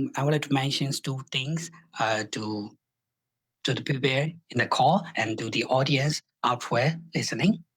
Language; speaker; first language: English; non-native, fluent; Burmese